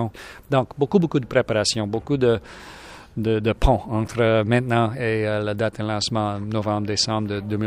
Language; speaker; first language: French; non-native, local second language; English